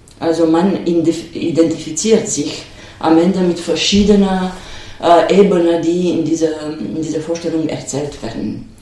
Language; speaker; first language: German; non-native, fluent; Romanian